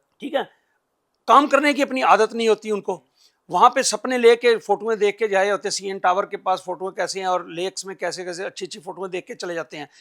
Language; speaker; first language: Hindi; non-native, local second language; Punjabi